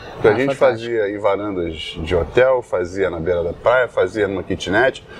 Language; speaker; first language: Portuguese; non-native, fluent; English